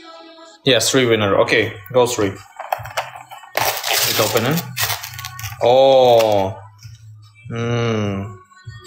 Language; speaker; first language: English; non-native, learner; Russian